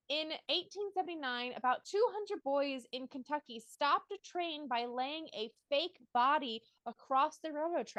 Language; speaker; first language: English; native; English